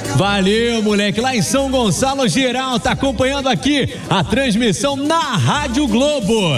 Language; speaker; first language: Portuguese; native; Portuguese